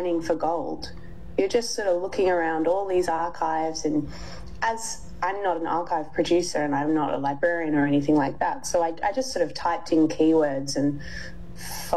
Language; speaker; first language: English; native; English